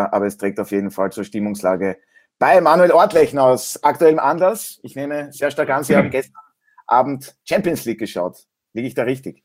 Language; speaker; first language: German; native; German